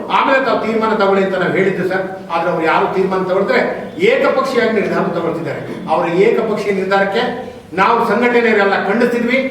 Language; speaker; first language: Kannada; non-native, local second language; Lambadi